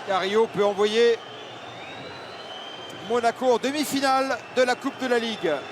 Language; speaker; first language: French; native; French